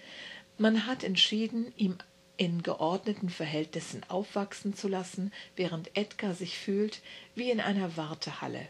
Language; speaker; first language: German; native; German